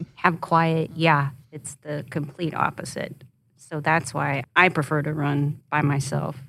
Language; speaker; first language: English; native; English